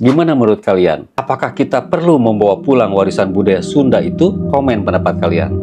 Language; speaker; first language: Indonesian; native; Indonesian